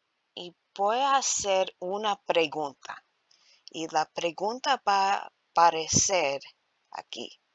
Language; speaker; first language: Spanish; non-native, learner; English